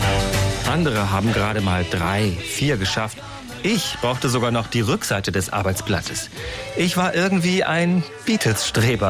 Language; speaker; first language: German; native; German